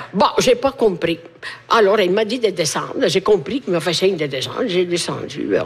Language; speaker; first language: French; non-native, fluent; Italian